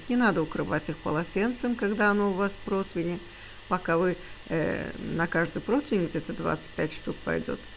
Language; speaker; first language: Russian; non-native, local second language; Azerbaijani